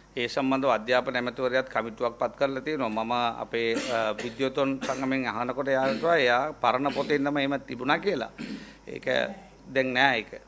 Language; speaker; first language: Sinhala; non-native, local second language; Tamil